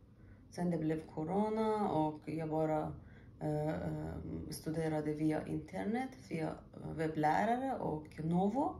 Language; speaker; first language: Swedish; non-native, learner; Persian